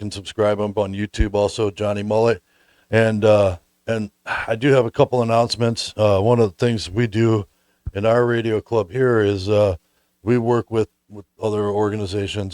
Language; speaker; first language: English; native; English